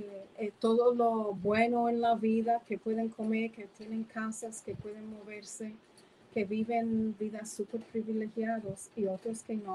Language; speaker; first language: Spanish; non-native, fluent; English